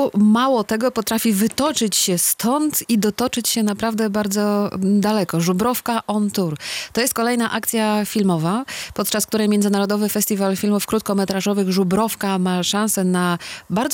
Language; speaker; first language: Polish; native; Polish